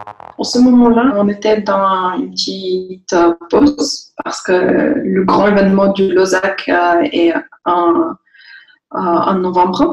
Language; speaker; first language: French; non-native, fluent; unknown